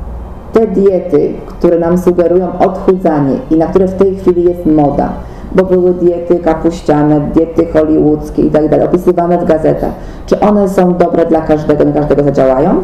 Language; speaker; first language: Polish; native; Polish